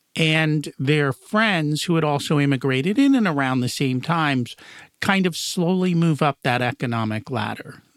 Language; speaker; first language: English; native; English